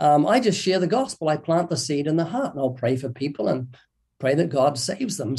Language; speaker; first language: English; native; English